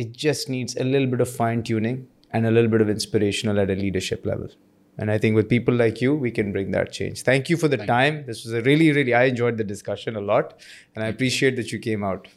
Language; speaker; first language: English; non-native, local second language; Urdu